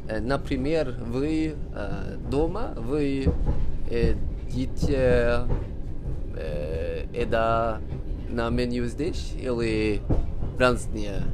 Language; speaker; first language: Russian; non-native, learner; Swedish